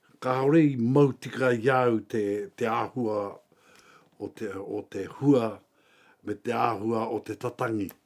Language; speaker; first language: Māori; native; Māori